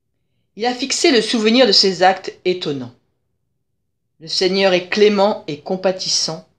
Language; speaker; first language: French; native; French